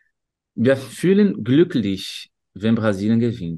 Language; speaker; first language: German; non-native, fluent; Portuguese